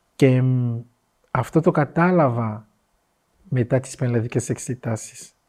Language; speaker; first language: Greek; non-native, fluent; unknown